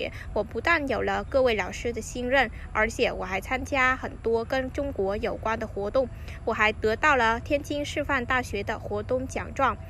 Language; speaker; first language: Chinese; non-native, fluent; Vietnamese